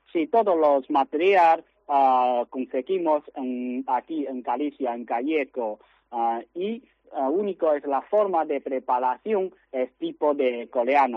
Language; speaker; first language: Spanish; non-native, learner; Chinese